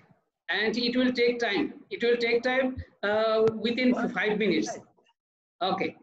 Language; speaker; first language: English; non-native, learner; Bangla